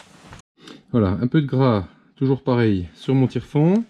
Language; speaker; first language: French; native; French